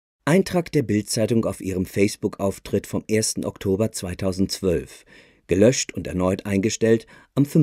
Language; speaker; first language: German; native; German